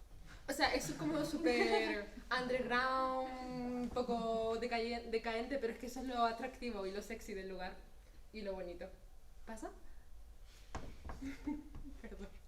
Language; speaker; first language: Spanish; native; Spanish